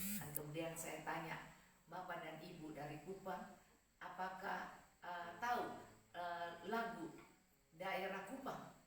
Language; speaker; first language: Indonesian; native; Indonesian